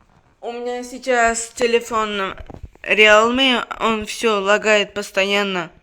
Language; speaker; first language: Russian; non-native, local second language; Uzbek